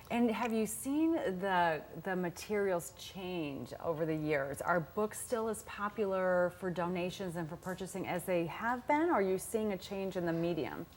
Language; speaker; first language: English; native; English